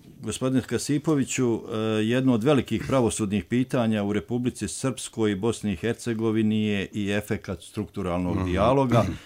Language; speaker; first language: Serbian; native; Serbian